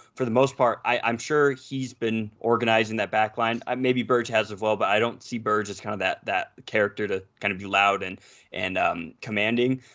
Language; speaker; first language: English; native; English